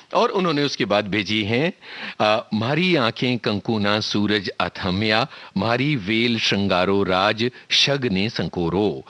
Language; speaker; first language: Hindi; native; Hindi